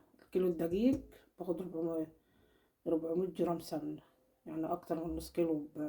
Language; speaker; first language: Arabic; native; Arabic